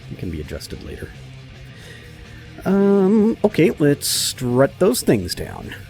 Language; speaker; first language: English; native; English